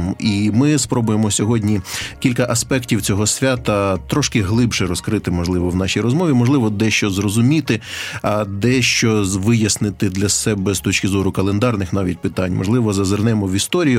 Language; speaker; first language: Ukrainian; native; Ukrainian